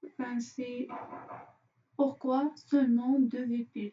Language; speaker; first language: French; non-native, fluent; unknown